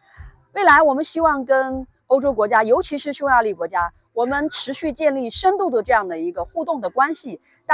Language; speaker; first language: Chinese; native; Chinese